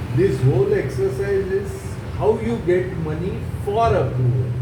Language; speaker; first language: English; non-native, local second language; Marathi